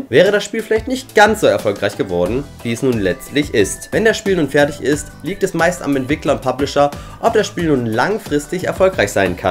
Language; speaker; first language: German; native; German